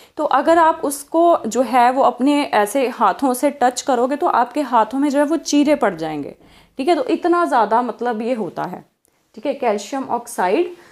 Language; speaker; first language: Hindi; non-native, local second language; Punjabi